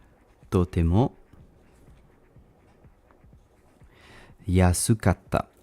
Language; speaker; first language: Japanese; non-native, learner; English